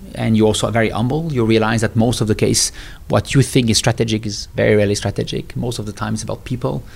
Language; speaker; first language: English; non-native, fluent; French